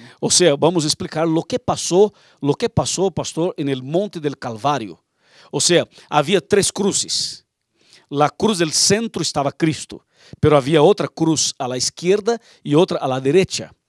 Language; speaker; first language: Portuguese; non-native, learner; Spanish